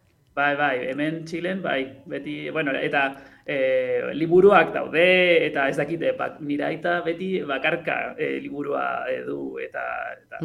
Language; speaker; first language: Basque; non-native, learner; Spanish